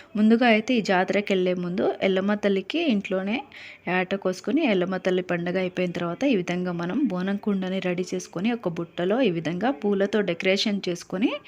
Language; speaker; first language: Telugu; native; Telugu